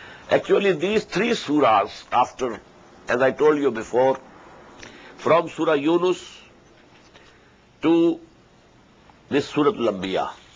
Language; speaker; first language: English; non-native, local second language; Urdu